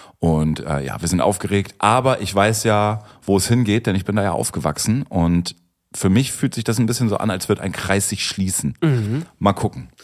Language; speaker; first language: German; native; German